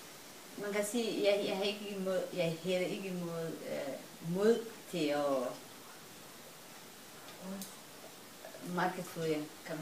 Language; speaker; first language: Danish; non-native, learner; Somali